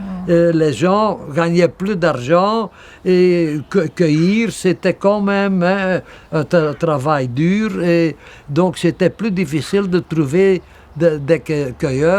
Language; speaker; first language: French; non-native, local second language; Dutch